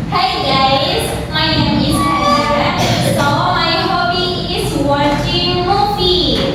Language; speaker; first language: English; non-native, learner; Indonesian